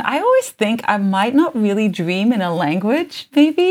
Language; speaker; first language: English; early bilingual, other home language; Japanese